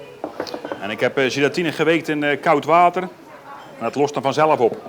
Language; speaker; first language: Dutch; native; Dutch